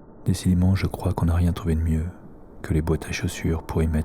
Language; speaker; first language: French; native; French